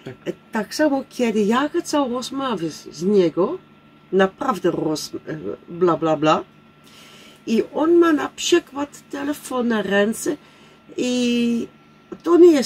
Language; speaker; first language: Polish; non-native, learner; Dutch